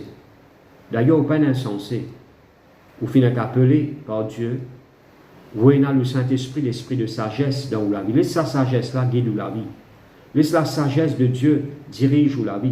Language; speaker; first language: French; non-native, local second language; Morisyen